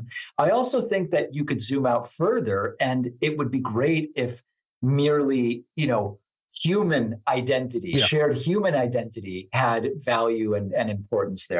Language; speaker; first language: English; non-native, fluent; Spanish